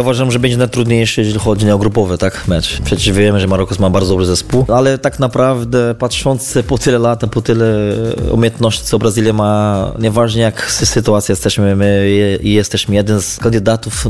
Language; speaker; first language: Polish; non-native, fluent; Portuguese